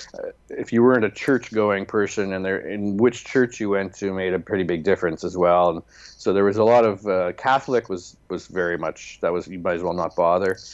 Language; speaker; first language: English; native; English